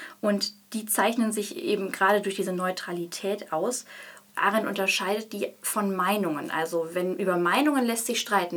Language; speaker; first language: German; native; German